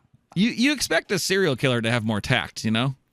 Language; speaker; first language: English; native; English